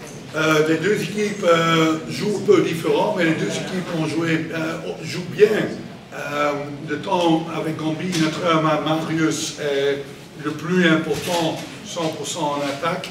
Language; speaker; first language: French; non-native, learner; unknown